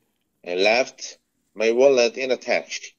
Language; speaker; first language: English; non-native, learner; Korean